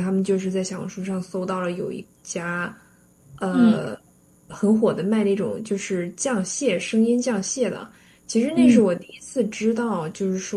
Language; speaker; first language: Chinese; native; Chinese